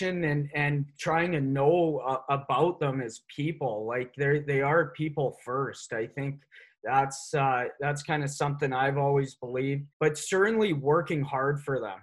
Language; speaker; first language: English; native; English